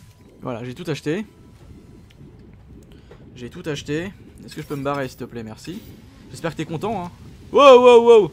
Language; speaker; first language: French; native; French